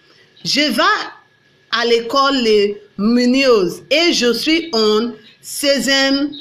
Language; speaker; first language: French; non-native, learner; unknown